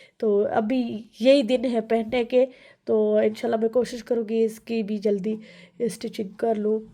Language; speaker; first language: Urdu; non-native, local second language; Punjabi